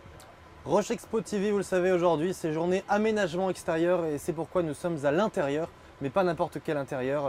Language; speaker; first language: French; native; French